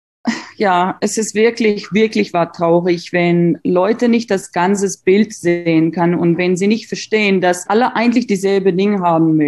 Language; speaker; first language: German; non-native, fluent; Afrikaans